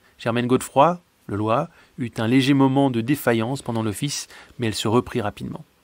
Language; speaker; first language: French; native; French